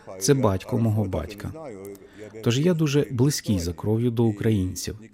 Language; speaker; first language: Ukrainian; non-native, fluent; Estonian